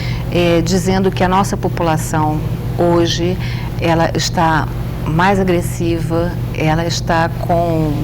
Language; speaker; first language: Portuguese; native; Portuguese